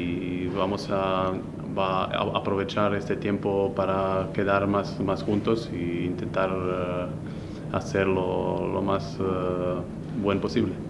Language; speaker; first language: Spanish; non-native, fluent; Slovenian